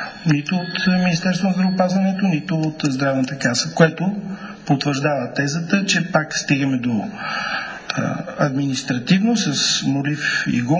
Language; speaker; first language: Bulgarian; native; Bulgarian